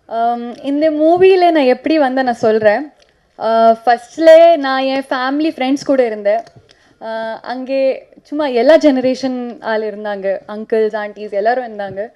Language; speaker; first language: Tamil; non-native, local second language; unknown